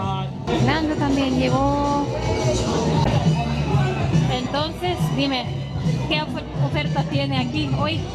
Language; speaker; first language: Spanish; non-native, fluent; Japanese